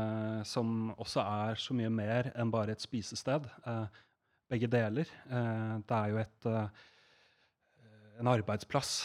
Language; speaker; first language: Norwegian; native; Norwegian